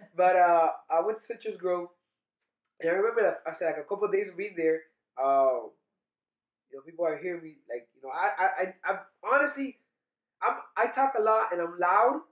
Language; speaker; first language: English; early bilingual, other home language; Spanish